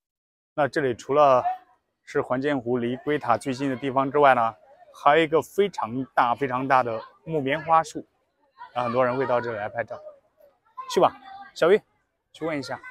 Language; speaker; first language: Chinese; native; Chinese